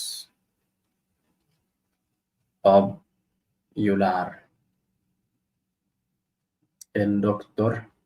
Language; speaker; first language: Spanish; non-native, learner; Arabic